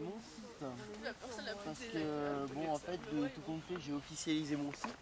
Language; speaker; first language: French; native; French